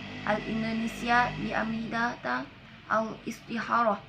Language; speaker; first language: Arabic; non-native, learner; Indonesian